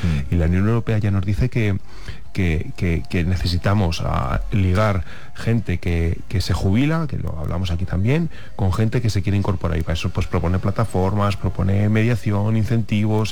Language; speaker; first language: Spanish; native; Spanish